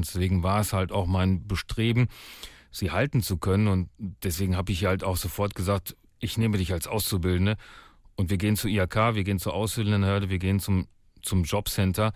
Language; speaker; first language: German; native; German